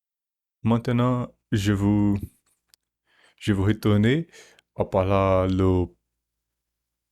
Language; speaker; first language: French; non-native, learner; Portuguese